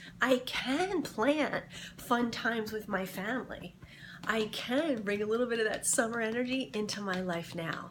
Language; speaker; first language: English; native; English